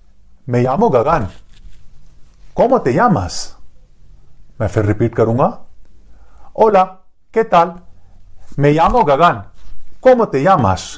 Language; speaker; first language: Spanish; non-native, fluent; Hindi